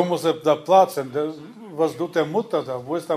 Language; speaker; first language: Dutch; non-native, learner; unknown